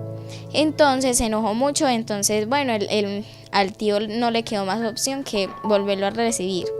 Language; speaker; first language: Spanish; native; Spanish